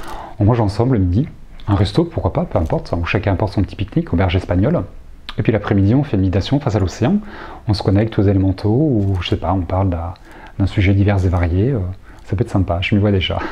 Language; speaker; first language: French; native; French